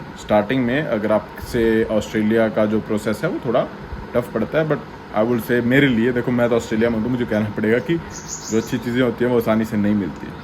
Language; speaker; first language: Hindi; native; Hindi